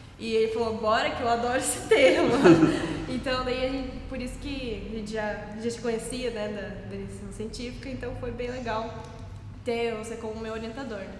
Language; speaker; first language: Portuguese; native; Portuguese